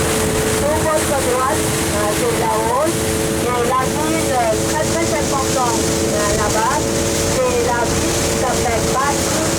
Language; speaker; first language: French; non-native, learner; Thai